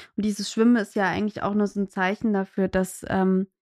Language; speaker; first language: German; native; German